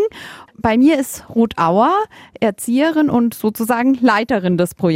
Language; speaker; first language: German; native; German